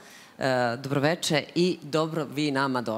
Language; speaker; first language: Serbian; native; Serbian